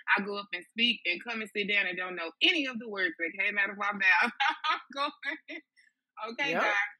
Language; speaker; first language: English; native; English